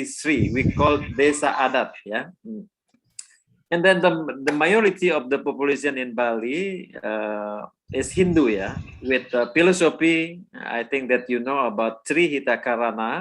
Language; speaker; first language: English; non-native, learner; Indonesian